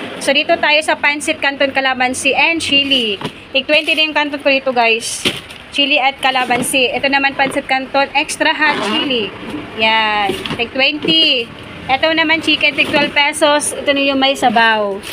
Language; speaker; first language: Filipino; non-native, local second language; Cebuano